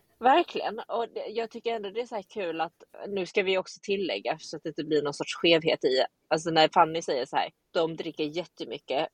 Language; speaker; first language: Swedish; native; Swedish